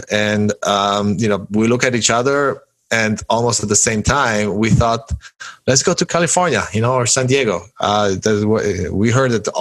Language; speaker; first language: English; early bilingual, other home language; Polish